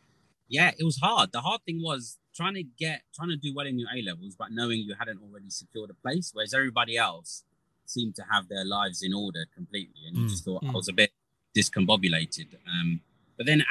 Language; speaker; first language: English; native; English